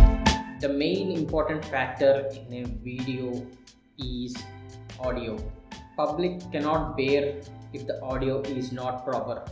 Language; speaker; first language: English; non-native, local second language; Telugu